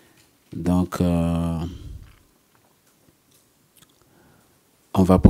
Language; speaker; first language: French; non-native, learner; English